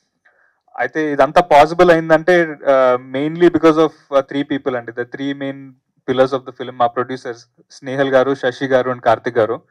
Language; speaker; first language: Telugu; native; Telugu